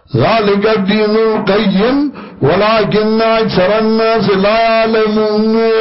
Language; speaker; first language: Urdu; non-native, local second language; Pashto